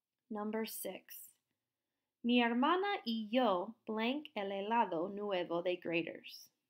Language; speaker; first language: Spanish; non-native, fluent; English